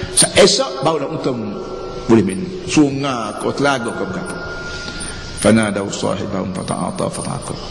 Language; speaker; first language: Malay; native; Malay